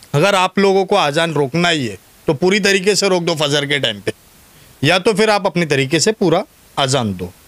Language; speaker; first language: Hindi; non-native, local second language; Urdu